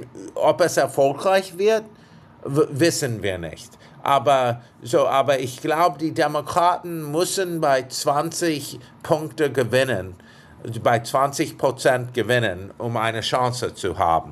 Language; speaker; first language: German; non-native, fluent; English